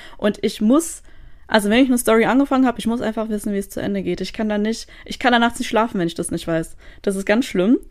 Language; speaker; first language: German; native; German